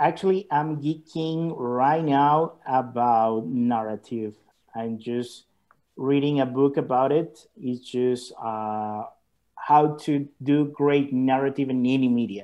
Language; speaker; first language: English; non-native, learner; Spanish